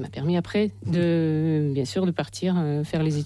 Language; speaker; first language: French; non-native, fluent; Russian